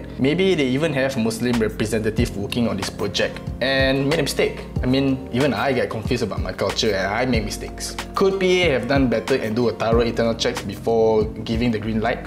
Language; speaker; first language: English; non-native, local second language; Malay